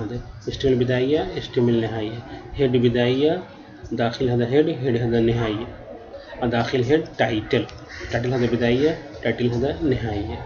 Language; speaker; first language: Arabic; non-native, learner; Urdu